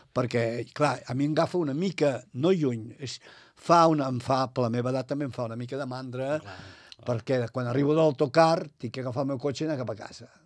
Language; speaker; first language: Catalan; native; Catalan